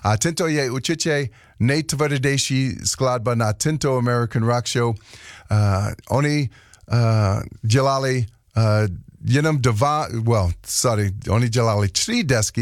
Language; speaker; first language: Czech; non-native, learner; English